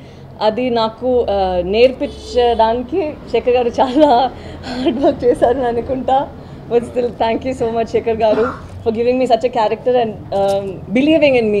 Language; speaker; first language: Telugu; non-native, learner; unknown